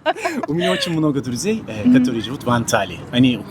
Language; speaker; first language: Russian; non-native, learner; Turkish